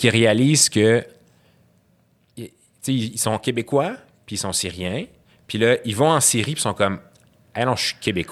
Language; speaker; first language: French; native; French